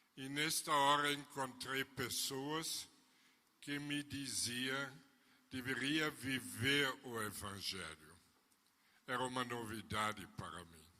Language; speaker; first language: Portuguese; non-native, fluent; German